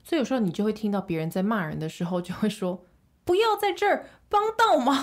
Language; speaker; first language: Chinese; native; Chinese